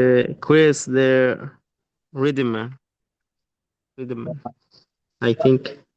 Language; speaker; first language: English; non-native, learner; Spanish